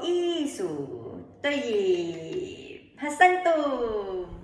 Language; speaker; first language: Arabic; non-native, learner; Malay